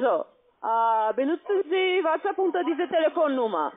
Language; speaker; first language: German; non-native, learner; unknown